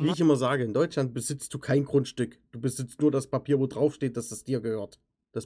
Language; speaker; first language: German; native; German